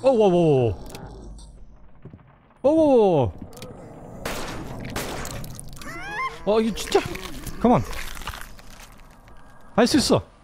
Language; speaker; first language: Korean; non-native, fluent; German